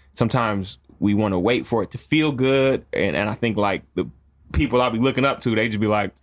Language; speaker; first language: English; native; English